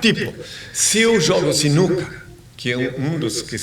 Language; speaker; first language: Portuguese; native; Portuguese